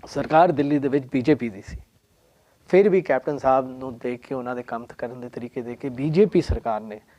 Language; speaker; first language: Hindi; non-native, local second language; Punjabi